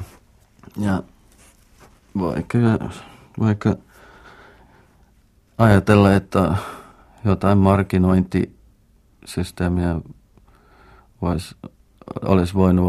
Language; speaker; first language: Finnish; non-native, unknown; English